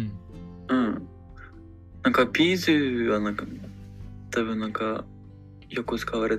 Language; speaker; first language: Japanese; non-native, fluent; French